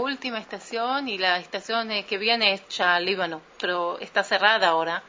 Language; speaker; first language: Spanish; early bilingual, heritage; Spanish